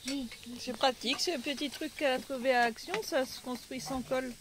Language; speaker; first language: French; native; French